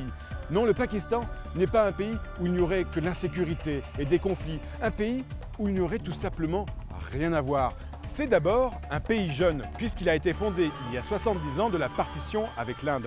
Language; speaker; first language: French; native; French